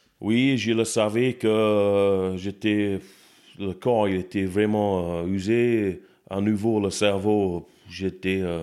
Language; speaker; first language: French; non-native, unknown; English